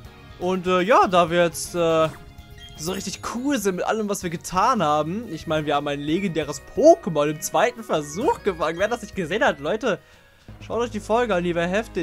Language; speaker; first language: German; native; German